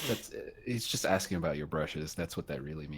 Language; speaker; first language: English; native; English